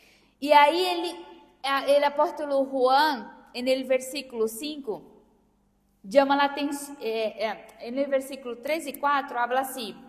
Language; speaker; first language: Spanish; non-native, fluent; Portuguese